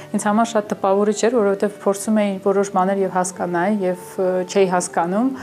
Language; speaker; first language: Armenian; early bilingual, heritage; Armenian